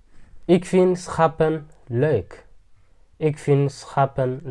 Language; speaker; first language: Dutch; non-native, learner; Tigrinya